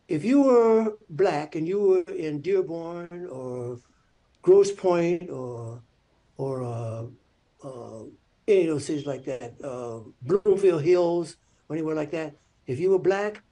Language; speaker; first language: English; native; English